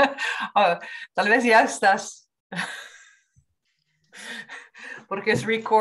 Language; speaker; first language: Spanish; non-native, fluent; Dutch